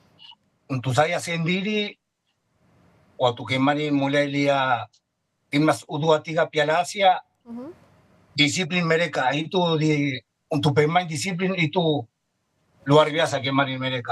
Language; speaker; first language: Indonesian; non-native, fluent; Spanish